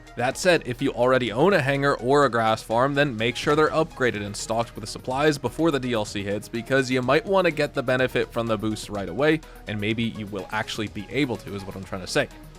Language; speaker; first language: English; native; English